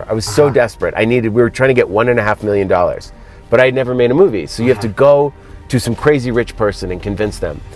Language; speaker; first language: English; native; English